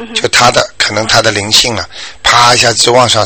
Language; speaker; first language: Chinese; native; Chinese